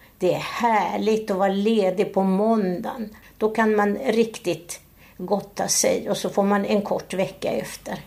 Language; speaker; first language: Swedish; native; Swedish